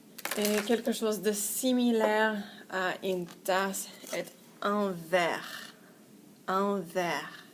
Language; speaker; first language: French; non-native, fluent; English